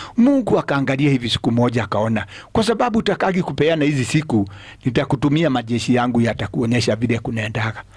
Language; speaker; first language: Swahili; non-native, local second language; Kikuyu